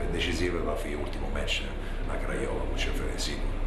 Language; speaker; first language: Romanian; non-native, fluent; Italian